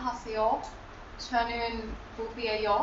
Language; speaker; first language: Korean; non-native, learner; Spanish